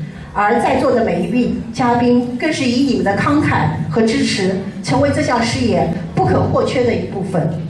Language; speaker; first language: Chinese; native; Chinese